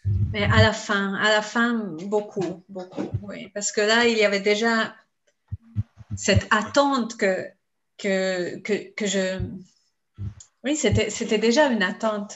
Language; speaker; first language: French; non-native, fluent; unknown